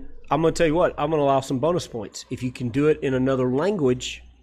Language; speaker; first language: English; native; English